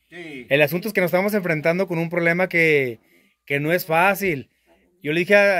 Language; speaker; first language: Spanish; native; Spanish